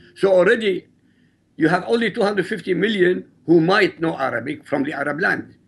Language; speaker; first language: English; non-native, fluent; Arabic